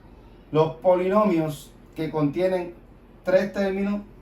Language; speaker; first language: Spanish; native; Spanish